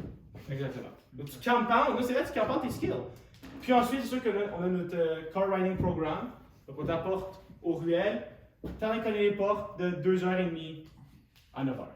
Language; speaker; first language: French; native; French